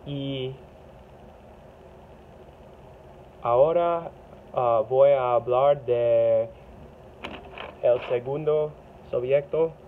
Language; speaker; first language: Spanish; non-native, learner; English